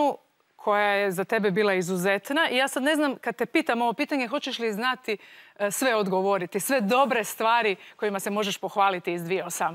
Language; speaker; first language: Croatian; native; Croatian